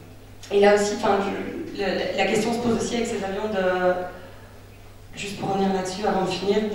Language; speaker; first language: French; native; French